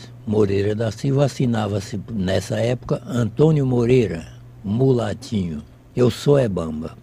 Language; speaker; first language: Portuguese; native; Portuguese